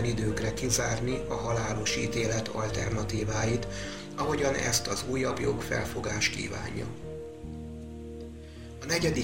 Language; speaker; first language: Hungarian; native; Hungarian